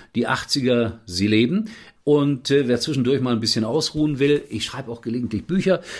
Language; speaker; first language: German; native; German